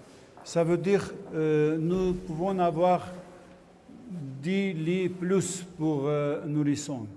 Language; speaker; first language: French; non-native, learner; Armenian